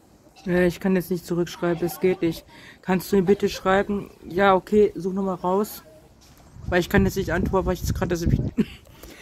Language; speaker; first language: German; native; German